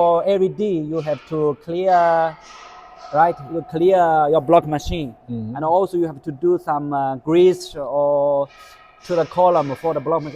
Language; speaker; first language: English; non-native, learner; Chinese